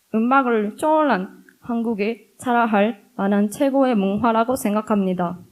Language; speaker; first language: Korean; non-native, fluent; Japanese